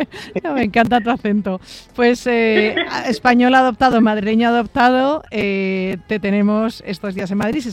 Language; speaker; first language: Spanish; native; Spanish